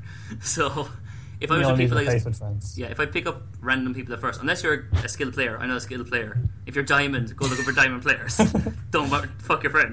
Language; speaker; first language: English; native; English